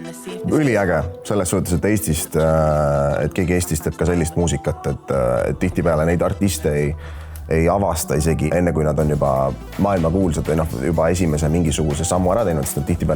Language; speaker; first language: Estonian; native; Estonian